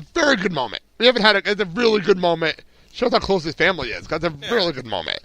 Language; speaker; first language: English; native; English